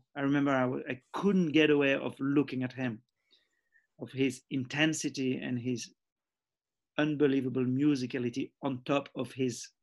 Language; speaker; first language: English; early bilingual, other home language; French